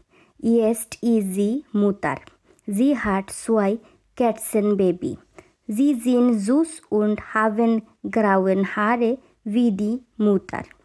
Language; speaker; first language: German; non-native, fluent; Bangla